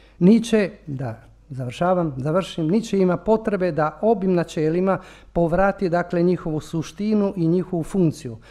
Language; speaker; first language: Croatian; non-native, local second language; Italian